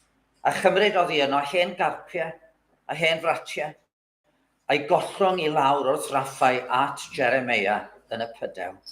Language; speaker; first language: Welsh; native; Welsh